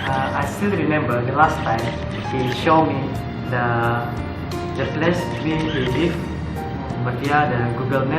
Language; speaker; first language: English; non-native, local second language; Malay